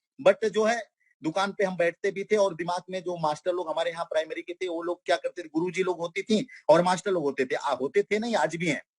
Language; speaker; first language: Hindi; non-native, local second language; Bhojpuri